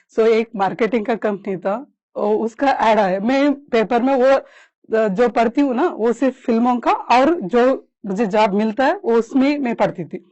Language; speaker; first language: Hindi; non-native, local second language; Kannada